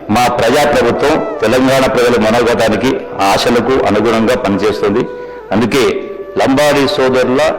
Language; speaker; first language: Telugu; native; Telugu